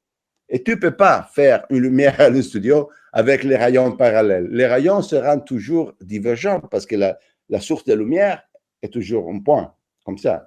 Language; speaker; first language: French; non-native, fluent; Italian